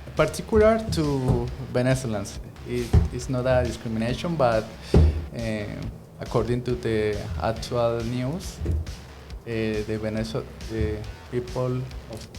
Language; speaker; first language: English; non-native, learner; Spanish